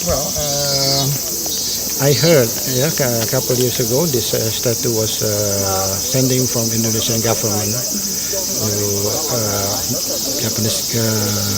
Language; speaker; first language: English; non-native, learner; Indonesian